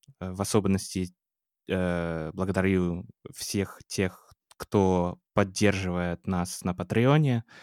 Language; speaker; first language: Russian; non-native, fluent; English